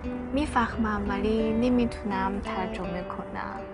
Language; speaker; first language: Persian; non-native, fluent; Chinese